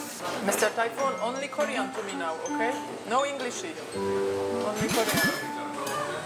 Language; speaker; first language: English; non-native, fluent; Polish